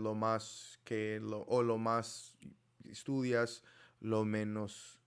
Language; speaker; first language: Spanish; non-native, fluent; English